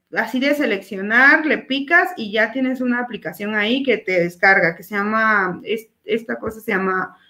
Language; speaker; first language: Spanish; native; Spanish